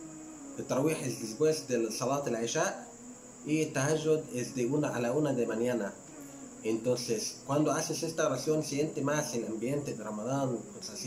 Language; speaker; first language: Spanish; non-native, learner; Arabic